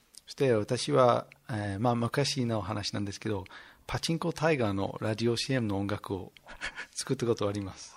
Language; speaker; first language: Japanese; non-native, fluent; English